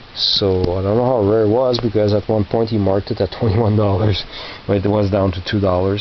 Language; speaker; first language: English; non-native, local second language; French